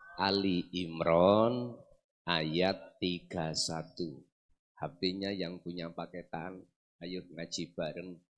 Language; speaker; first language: Indonesian; non-native, local second language; Javanese